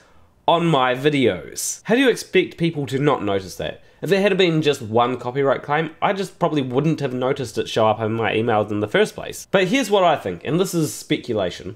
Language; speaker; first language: English; native; English